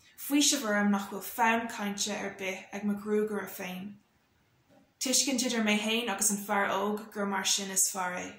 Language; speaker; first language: Irish; non-native, local second language; English